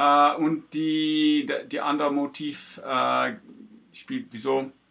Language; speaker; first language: German; non-native, learner; English